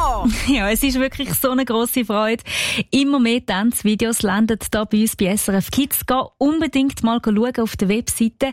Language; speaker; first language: German; native; German